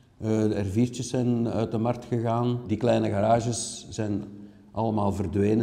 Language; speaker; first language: Dutch; native; Dutch